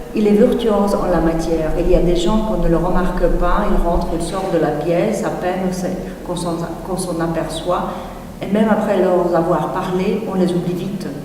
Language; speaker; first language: French; non-native, fluent; Czech